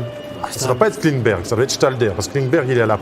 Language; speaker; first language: French; native; French